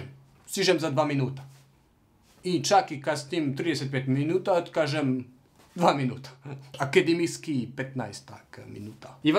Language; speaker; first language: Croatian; non-native, learner; French